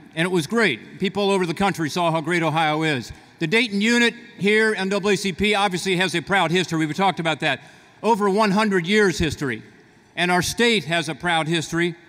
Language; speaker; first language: English; native; English